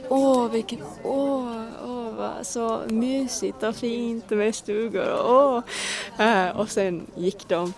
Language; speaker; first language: Swedish; non-native, local second language; Finnish